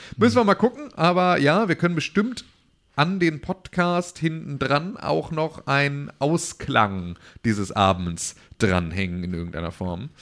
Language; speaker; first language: German; native; German